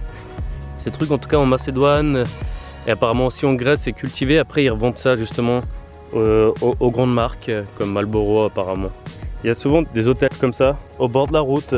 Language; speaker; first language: French; native; French